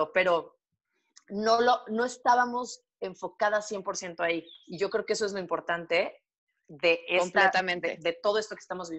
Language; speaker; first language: Spanish; native; Spanish